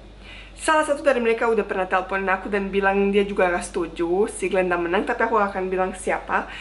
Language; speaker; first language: Indonesian; non-native, fluent; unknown